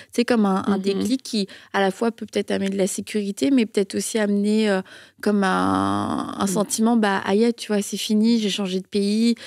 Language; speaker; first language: French; native; French